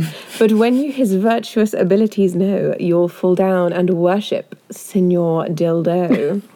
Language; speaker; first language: English; native; English